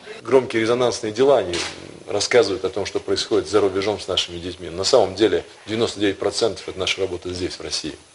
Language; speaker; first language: Russian; native; Russian